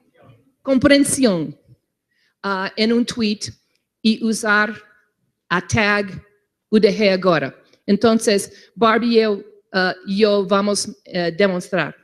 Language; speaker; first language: Spanish; non-native, learner; English